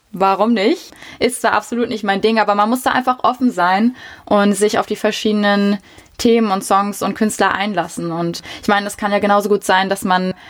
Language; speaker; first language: German; native; German